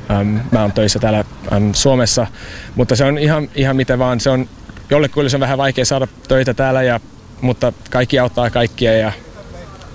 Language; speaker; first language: Finnish; non-native, learner; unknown